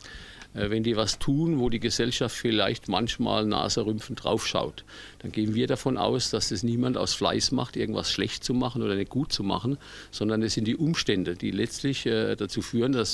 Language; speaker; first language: German; native; German